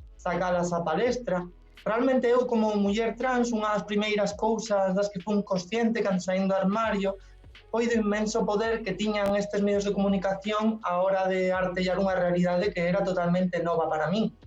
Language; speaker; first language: Galician; non-native, local second language; Spanish